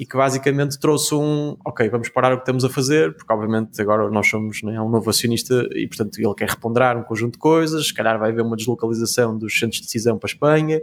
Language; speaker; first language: Portuguese; native; Portuguese